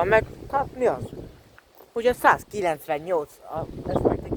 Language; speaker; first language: Hungarian; native; Hungarian